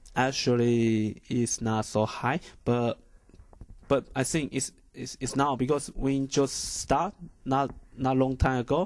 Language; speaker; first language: English; non-native, learner; Chinese